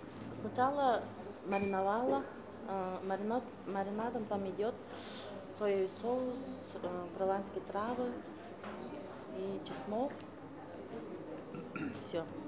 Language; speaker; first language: Russian; non-native, local second language; Tuvinian